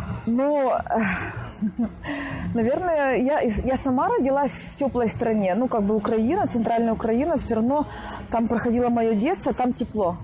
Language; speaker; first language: Russian; native; Russian